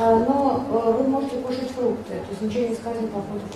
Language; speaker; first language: Russian; native; Russian